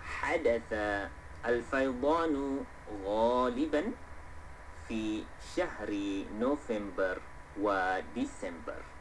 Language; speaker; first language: Arabic; non-native, fluent; Malay